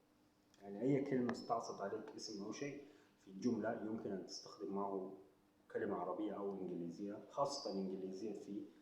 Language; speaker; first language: Arabic; non-native, local second language; Hausa